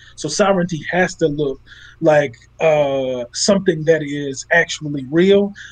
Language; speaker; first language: English; native; English